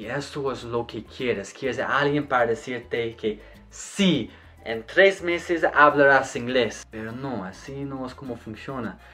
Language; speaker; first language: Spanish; non-native, fluent; English